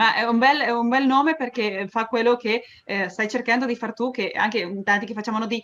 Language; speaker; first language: Italian; early bilingual, heritage; Spanish